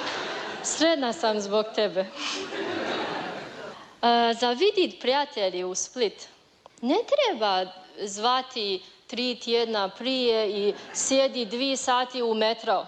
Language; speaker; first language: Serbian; non-native, learner; Chinese